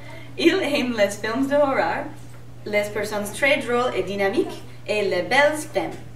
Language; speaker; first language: French; non-native, learner; English